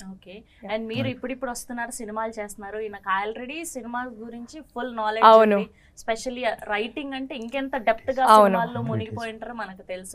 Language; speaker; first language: Telugu; native; Telugu